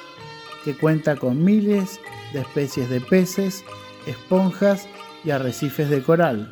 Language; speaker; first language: Spanish; non-native, fluent; Indonesian